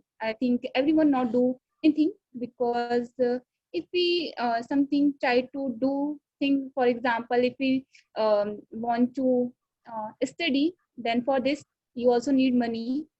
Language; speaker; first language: English; non-native, learner; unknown